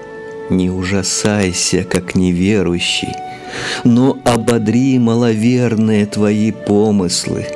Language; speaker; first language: Russian; native; Russian